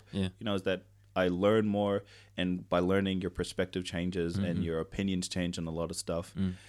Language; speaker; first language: English; non-native, fluent; Tongan